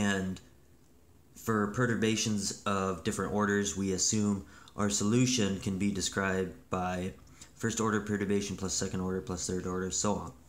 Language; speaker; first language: English; native; English